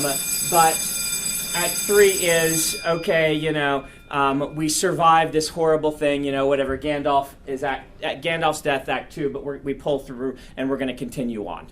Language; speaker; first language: English; native; English